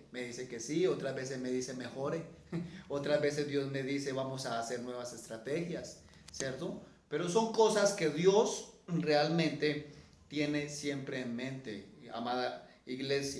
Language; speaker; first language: Spanish; native; Spanish